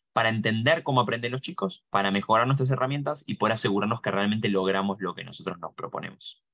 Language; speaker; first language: Spanish; native; Spanish